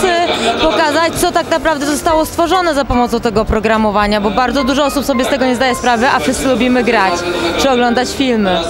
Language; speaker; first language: Polish; native; Polish